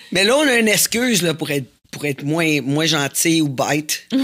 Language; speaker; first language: French; native; French